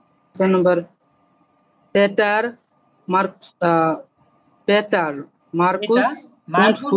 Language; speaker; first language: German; non-native, learner; Bangla